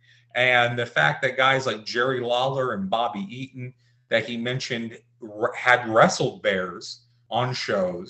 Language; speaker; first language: English; native; English